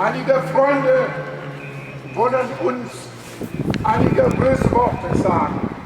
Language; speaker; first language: German; non-native, learner; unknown